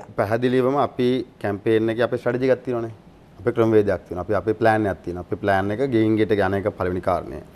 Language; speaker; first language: Sinhala; native; Sinhala